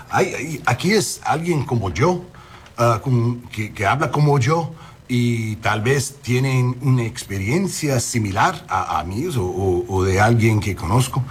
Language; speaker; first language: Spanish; early bilingual, heritage; English